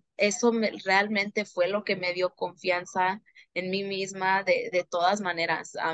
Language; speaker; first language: Spanish; early bilingual, heritage; Spanish